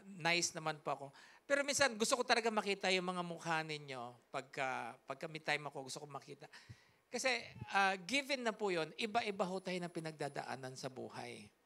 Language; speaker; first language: Filipino; native; Filipino